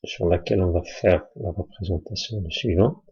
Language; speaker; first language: French; non-native, local second language; Arabic